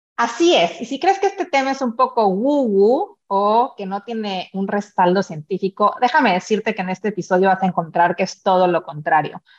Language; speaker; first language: Spanish; native; Spanish